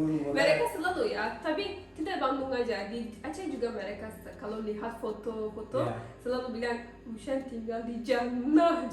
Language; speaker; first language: Indonesian; non-native, learner; Turkish